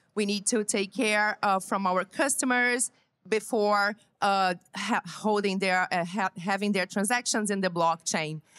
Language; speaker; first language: English; non-native, fluent; Portuguese